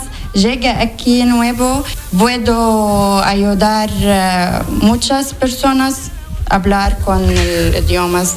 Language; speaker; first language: Spanish; non-native, learner; Arabic